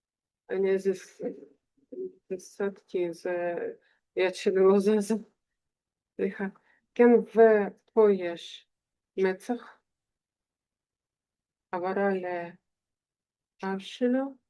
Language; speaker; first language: Hebrew; non-native, fluent; Russian